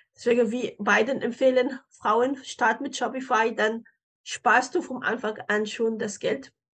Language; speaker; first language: German; non-native, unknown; Arabic